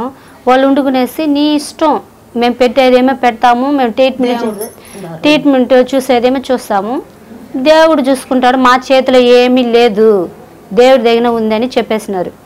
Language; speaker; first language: Telugu; native; Telugu